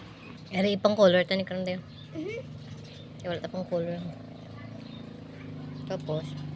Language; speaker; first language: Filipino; non-native, local second language; Cebuano